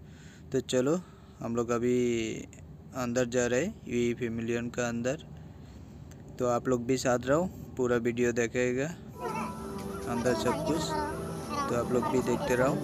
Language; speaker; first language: Hindi; non-native, fluent; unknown